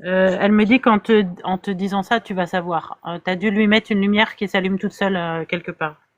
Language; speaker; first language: French; native; French